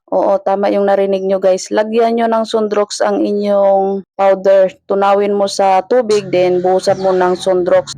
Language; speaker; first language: Filipino; non-native, local second language; Cebuano